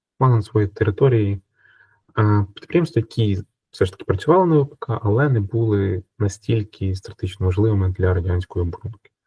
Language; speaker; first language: Ukrainian; native; Ukrainian